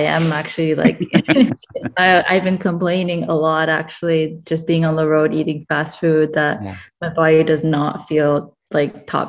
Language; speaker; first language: English; native; English